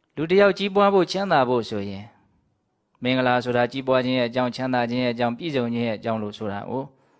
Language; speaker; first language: Burmese; native; Burmese